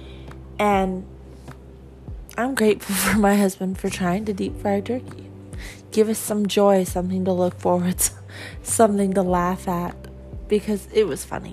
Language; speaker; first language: English; native; English